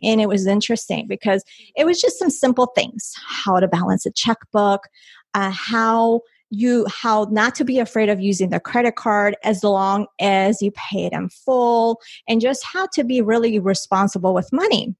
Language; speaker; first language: English; early bilingual, other home language; Spanish